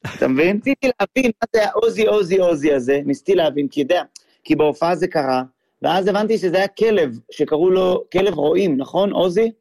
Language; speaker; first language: Hebrew; native; Hebrew